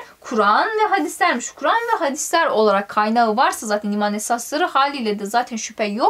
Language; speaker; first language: Turkish; native; Turkish